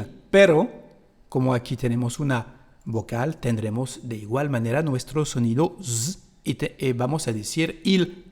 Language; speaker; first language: Spanish; non-native, fluent; French